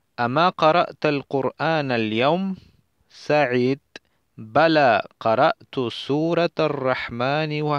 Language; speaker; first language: Arabic; non-native, fluent; Spanish